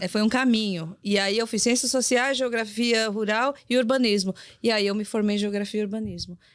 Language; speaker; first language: Portuguese; early bilingual, other home language; Korean